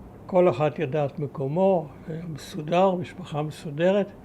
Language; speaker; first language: Hebrew; early bilingual, other home language; German